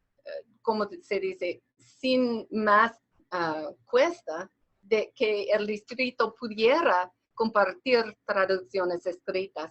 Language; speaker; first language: Spanish; non-native, fluent; English